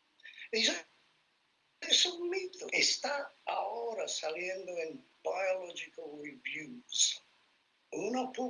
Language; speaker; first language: Spanish; non-native, fluent; English